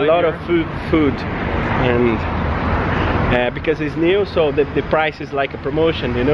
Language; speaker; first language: English; non-native, fluent; Portuguese